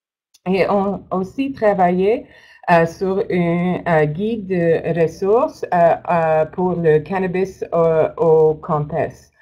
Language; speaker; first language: French; non-native, learner; English